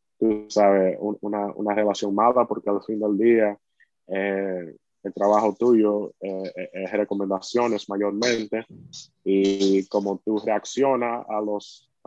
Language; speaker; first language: Spanish; early bilingual, heritage; Spanish